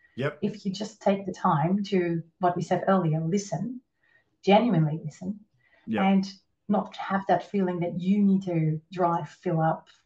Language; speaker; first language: English; non-native, fluent; Dutch